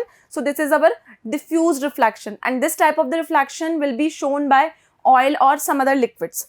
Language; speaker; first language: English; non-native, local second language; Hindi